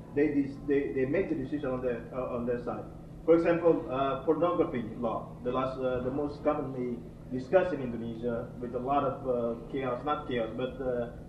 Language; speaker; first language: English; non-native, fluent; Indonesian